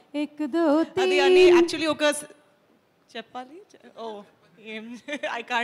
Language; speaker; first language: Telugu; non-native, fluent; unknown